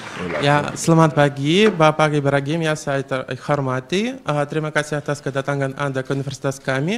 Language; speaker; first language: Indonesian; non-native, fluent; Russian